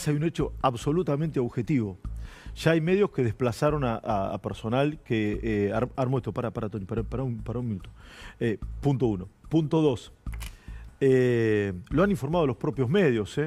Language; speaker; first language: Spanish; native; Spanish